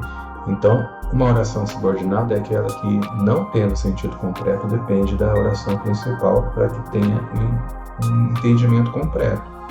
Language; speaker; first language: Portuguese; native; Portuguese